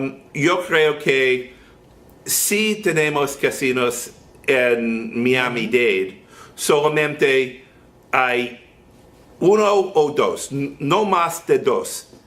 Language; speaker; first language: Spanish; non-native, learner; English